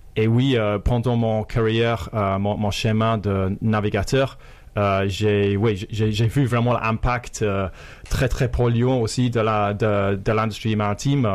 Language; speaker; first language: French; non-native, fluent; English